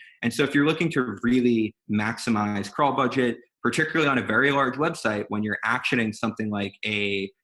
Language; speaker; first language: English; native; English